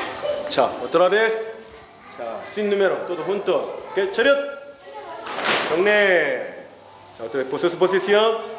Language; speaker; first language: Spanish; non-native, learner; Korean